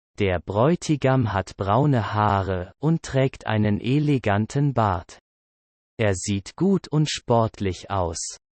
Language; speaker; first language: German; non-native, learner; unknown